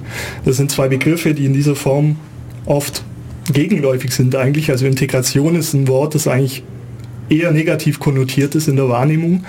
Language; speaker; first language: German; native; German